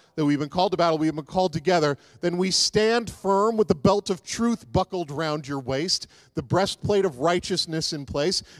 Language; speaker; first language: English; native; English